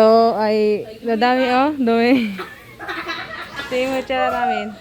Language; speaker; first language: Filipino; non-native, local second language; Cebuano